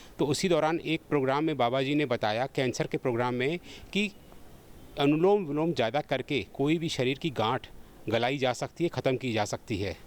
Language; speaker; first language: Hindi; native; Hindi